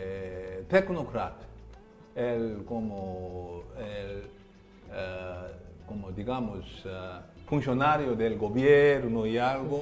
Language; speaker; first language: Spanish; non-native, learner; Korean